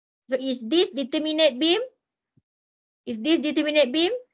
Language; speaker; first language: English; non-native, local second language; Malay